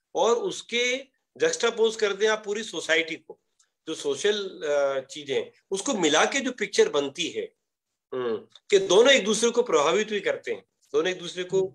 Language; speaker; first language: Hindi; native; Hindi